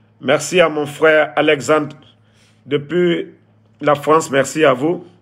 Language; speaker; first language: French; non-native, local second language; Mandingo